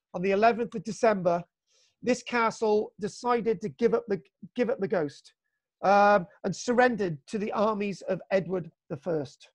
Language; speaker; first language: English; native; English